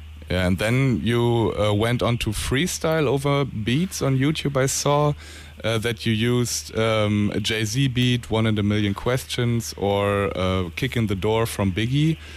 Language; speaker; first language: English; non-native, fluent; German